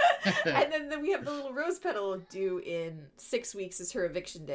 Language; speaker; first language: English; native; English